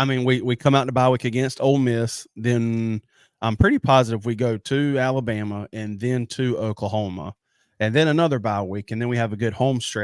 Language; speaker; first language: English; native; English